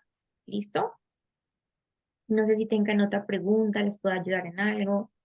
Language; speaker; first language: Spanish; native; Spanish